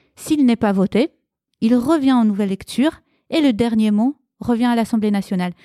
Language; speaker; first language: French; early bilingual, other home language; Romanian